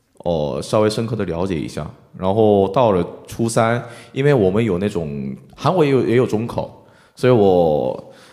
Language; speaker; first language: Chinese; non-native, fluent; Korean